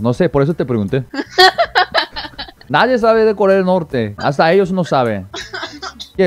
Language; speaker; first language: Spanish; non-native, fluent; Korean